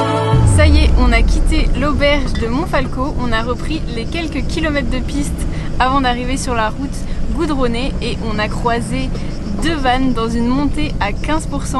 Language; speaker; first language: French; native; French